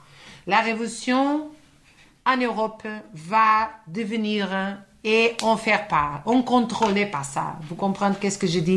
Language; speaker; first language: French; non-native, fluent; Portuguese